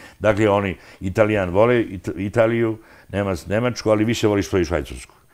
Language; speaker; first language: Serbian; non-native, local second language; Albanian